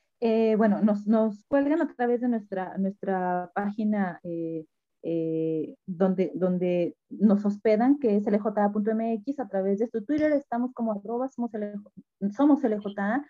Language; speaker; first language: Spanish; native; Spanish